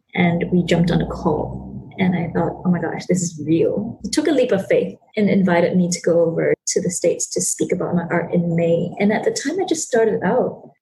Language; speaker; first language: English; non-native, local second language; Chinese